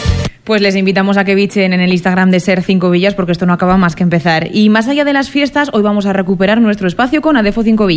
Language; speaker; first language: Spanish; native; Spanish